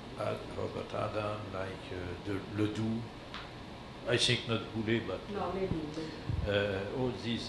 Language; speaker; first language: English; non-native, learner; French